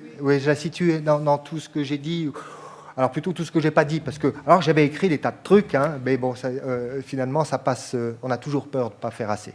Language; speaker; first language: French; native; French